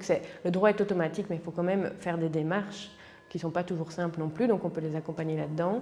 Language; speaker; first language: French; native; French